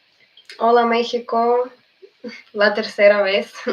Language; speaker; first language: Spanish; non-native, fluent; Russian